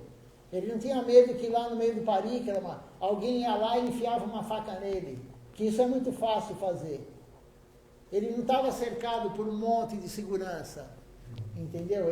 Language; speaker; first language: Portuguese; native; Portuguese